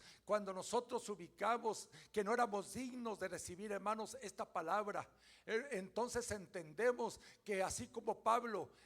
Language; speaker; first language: Spanish; native; Spanish